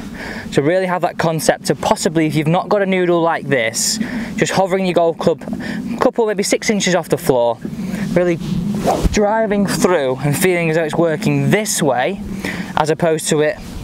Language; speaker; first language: English; native; English